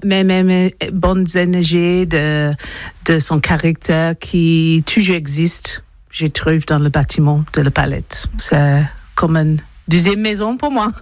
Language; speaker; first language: French; non-native, learner; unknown